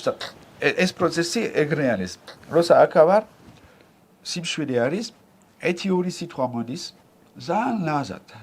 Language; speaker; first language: Georgian; non-native, learner; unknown